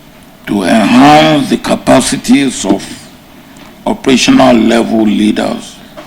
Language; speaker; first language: English; non-native, local second language; Yoruba